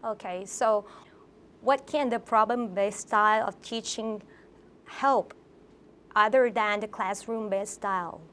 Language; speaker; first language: English; non-native, fluent; Thai